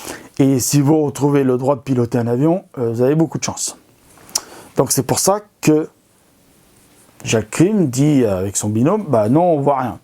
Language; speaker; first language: French; native; French